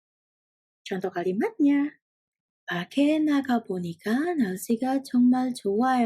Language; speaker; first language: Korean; non-native, fluent; Indonesian